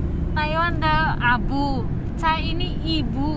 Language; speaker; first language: Chinese; non-native, learner; Indonesian